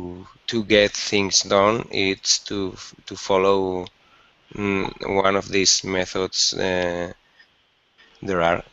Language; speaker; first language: English; non-native, learner; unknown